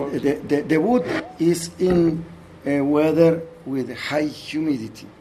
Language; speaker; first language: English; non-native, learner; Spanish